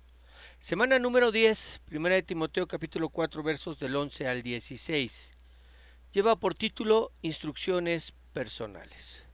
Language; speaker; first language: Spanish; native; Spanish